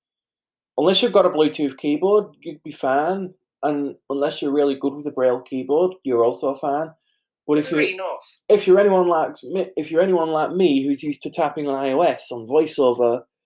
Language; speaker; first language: English; native; English